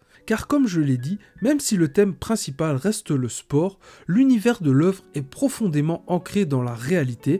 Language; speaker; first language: French; native; French